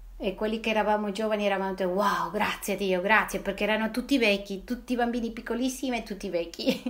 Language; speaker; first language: Italian; non-native, fluent; Spanish